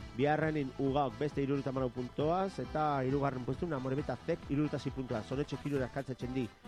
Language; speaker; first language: Basque; native; Basque